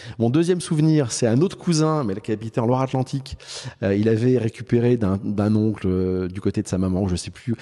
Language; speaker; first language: French; native; French